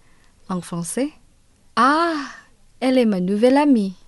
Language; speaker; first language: French; non-native, fluent; Indonesian